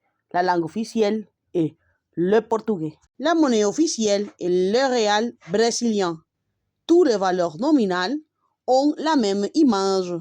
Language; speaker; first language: French; non-native, learner; Spanish